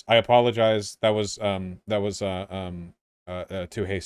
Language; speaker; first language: English; native; English